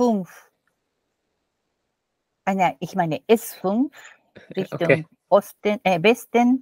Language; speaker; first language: German; non-native, fluent; Japanese